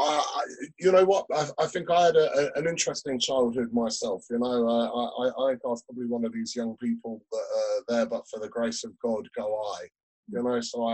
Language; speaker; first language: English; native; English